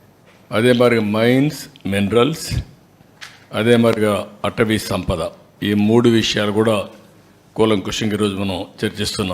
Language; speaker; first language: Telugu; native; Telugu